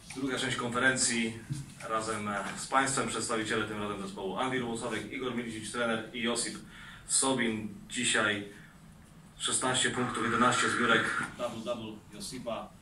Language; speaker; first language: Polish; native; Polish